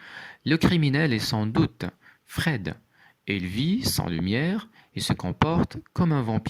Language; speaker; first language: French; non-native, local second language; Arabic